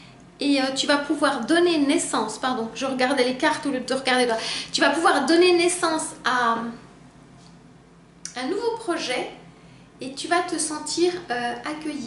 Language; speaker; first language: French; native; French